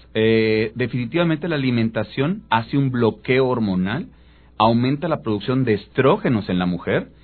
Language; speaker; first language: Spanish; native; Spanish